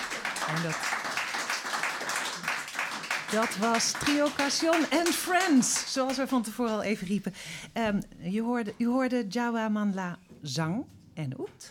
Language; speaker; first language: Dutch; native; Dutch